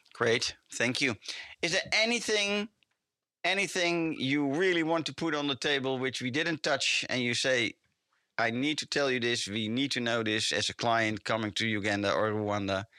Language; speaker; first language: English; non-native, fluent; Dutch